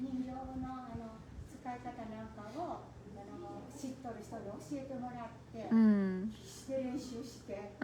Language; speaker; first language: Japanese; native; Japanese